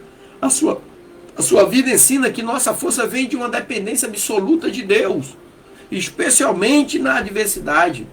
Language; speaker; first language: Portuguese; native; Portuguese